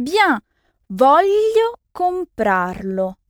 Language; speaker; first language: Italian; non-native, fluent; French